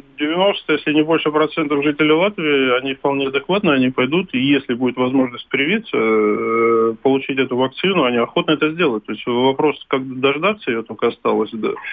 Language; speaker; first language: Russian; native; Russian